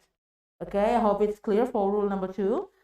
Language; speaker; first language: English; non-native, fluent; Indonesian